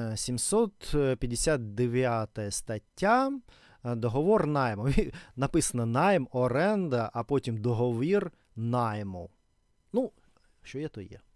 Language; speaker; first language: Ukrainian; non-native, learner; Russian